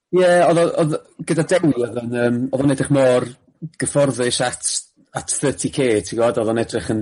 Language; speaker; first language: Welsh; native; Welsh